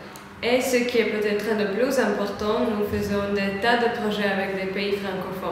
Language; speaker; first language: French; non-native, fluent; Croatian